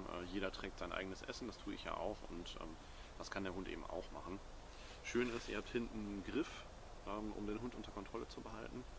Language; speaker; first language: German; native; German